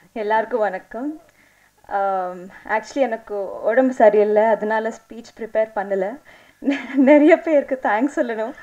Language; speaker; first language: Tamil; non-native, local second language; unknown